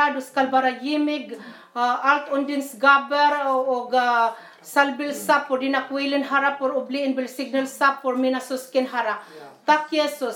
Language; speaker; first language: Swedish; non-native, learner; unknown